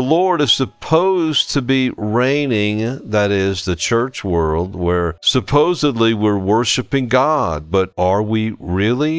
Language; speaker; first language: English; native; English